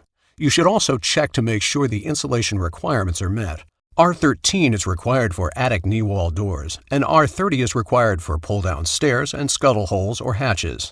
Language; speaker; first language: English; native; English